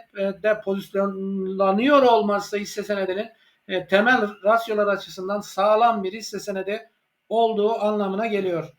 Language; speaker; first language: Turkish; native; Turkish